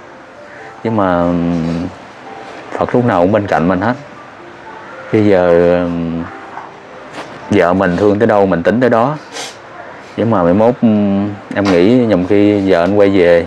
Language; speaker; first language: Vietnamese; native; Vietnamese